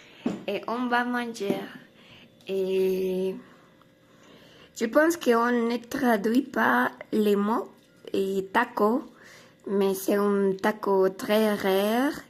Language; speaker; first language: French; non-native, learner; Spanish